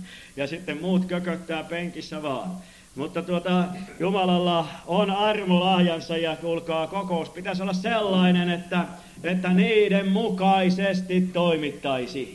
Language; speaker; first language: Finnish; native; Finnish